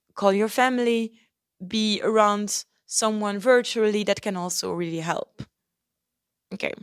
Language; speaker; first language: English; non-native, fluent; Dutch